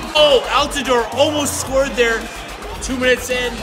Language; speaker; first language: English; native; English